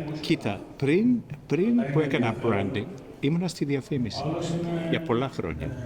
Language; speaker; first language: Greek; early bilingual, heritage; Greek